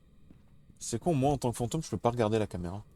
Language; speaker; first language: French; native; French